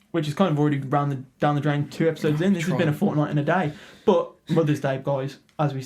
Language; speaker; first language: English; native; English